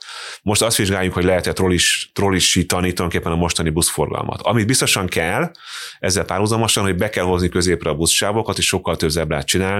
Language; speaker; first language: Hungarian; native; Hungarian